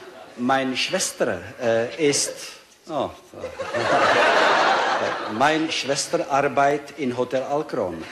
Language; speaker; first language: German; non-native, learner; Czech